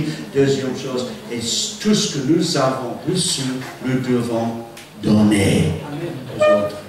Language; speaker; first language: French; non-native, fluent; English